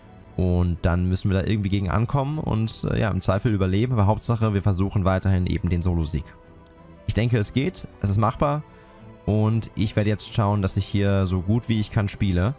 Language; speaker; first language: German; native; German